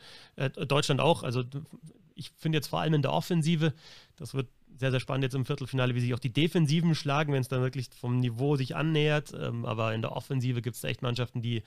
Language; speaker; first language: German; native; German